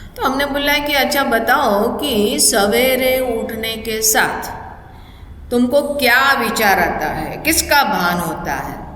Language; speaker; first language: Hindi; non-native, local second language; Gujarati